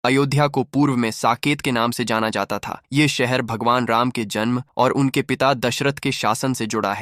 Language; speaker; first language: Hindi; native; Hindi